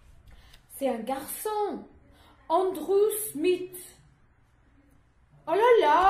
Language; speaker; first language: French; non-native, learner; English